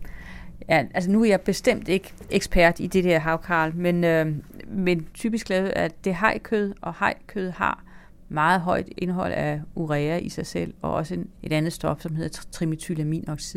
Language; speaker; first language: Danish; native; Danish